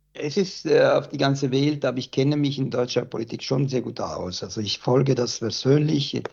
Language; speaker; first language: German; non-native, fluent; Italian